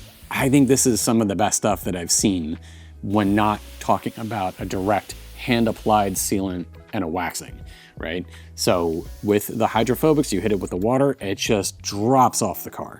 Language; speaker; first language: English; native; English